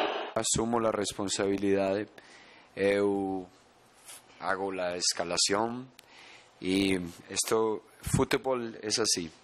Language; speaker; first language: Portuguese; non-native, fluent; Spanish